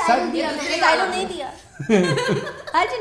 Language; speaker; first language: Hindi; non-native, fluent; English